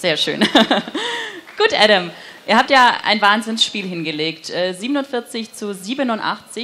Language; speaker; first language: German; native; German